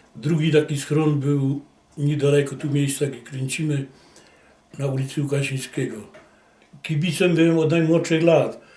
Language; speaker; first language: Polish; native; Polish